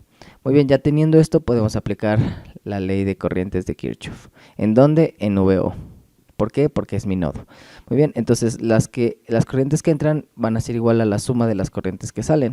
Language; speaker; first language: Spanish; native; Spanish